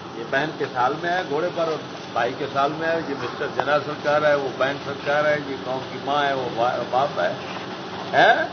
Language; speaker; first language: Urdu; non-native, local second language; Saraiki